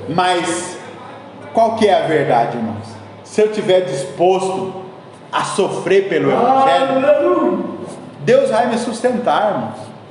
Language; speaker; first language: Portuguese; native; Portuguese